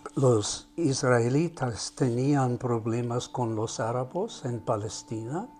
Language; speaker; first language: Spanish; non-native, fluent; German